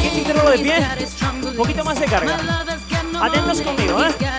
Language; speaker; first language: Spanish; native; Spanish